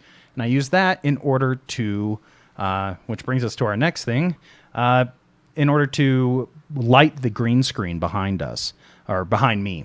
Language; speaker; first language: English; native; English